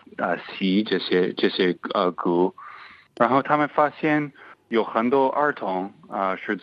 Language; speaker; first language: Chinese; non-native, fluent; English